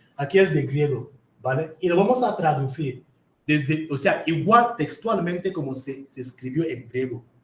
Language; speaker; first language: Spanish; non-native, fluent; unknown